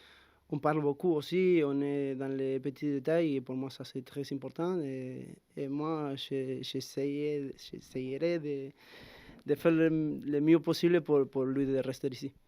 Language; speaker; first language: French; non-native, fluent; Spanish